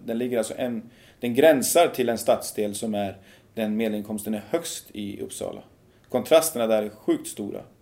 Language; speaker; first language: Swedish; early bilingual, other home language; Persian